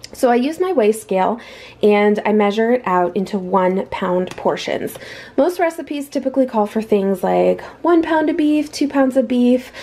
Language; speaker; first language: English; native; English